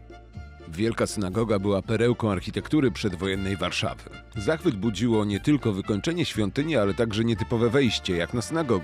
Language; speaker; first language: Polish; native; Polish